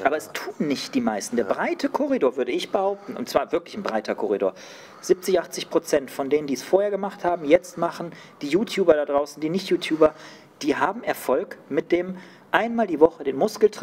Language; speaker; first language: German; native; German